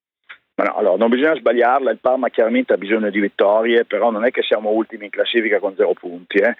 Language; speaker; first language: Italian; native; Italian